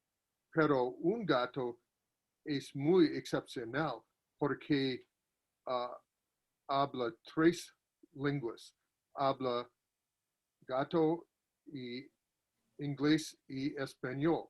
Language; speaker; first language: Spanish; non-native, learner; English